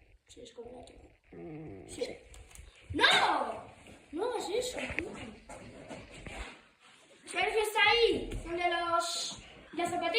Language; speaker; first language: Spanish; native; Spanish